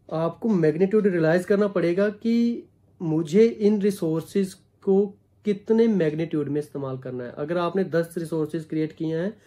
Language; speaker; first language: Hindi; non-native, local second language; Punjabi